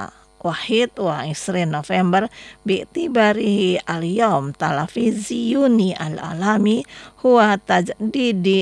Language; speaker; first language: Arabic; non-native, fluent; Indonesian